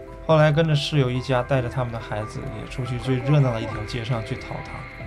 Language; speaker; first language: Chinese; native; Chinese